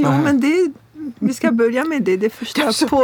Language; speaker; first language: Swedish; non-native, fluent; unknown